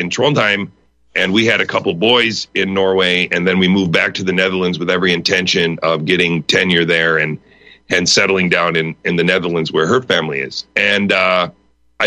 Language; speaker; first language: English; native; English